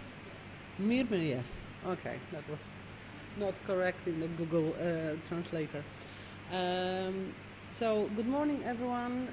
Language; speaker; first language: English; non-native, fluent; Polish